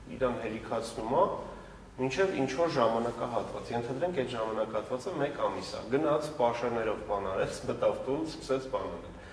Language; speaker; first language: Armenian; native; Armenian